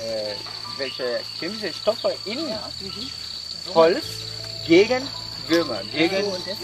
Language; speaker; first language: German; non-native, learner; Sinhala